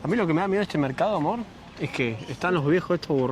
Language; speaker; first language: Spanish; native; Spanish